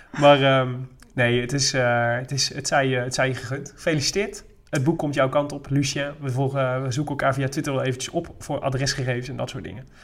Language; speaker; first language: Dutch; native; Dutch